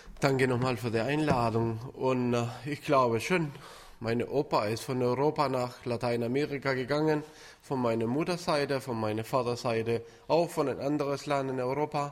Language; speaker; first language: German; non-native, fluent; Spanish